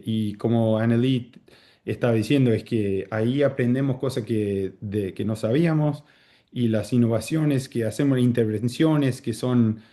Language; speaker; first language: Spanish; early bilingual, heritage; Spanish